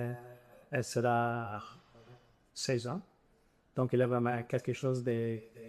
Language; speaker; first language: French; non-native, fluent; Italian